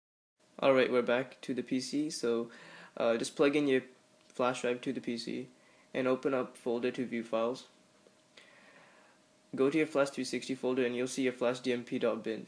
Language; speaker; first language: English; native; English